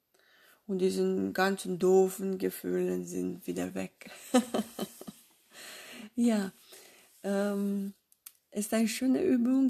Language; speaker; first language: German; non-native, fluent; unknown